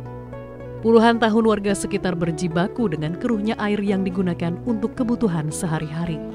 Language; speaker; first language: Indonesian; native; Indonesian